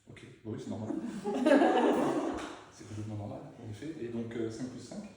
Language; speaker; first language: French; native; French